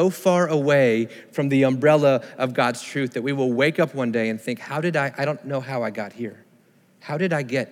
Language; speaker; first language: English; native; English